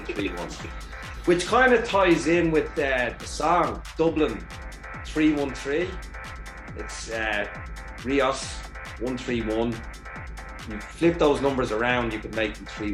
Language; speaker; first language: English; native; English